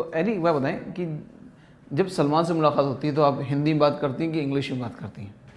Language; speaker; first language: Hindi; native; Hindi